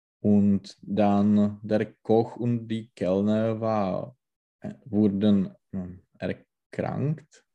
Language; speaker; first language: German; non-native, learner; Czech